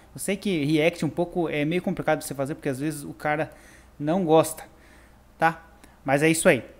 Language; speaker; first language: Portuguese; native; Portuguese